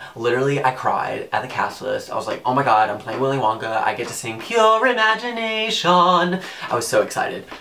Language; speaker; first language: English; native; English